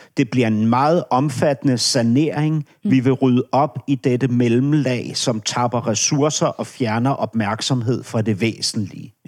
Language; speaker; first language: Danish; native; Danish